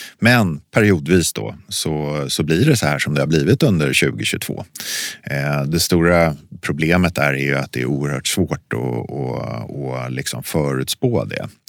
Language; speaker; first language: Swedish; native; Swedish